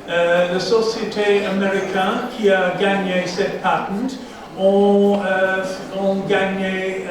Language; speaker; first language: French; non-native, fluent; English